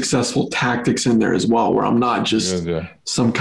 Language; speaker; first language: English; native; English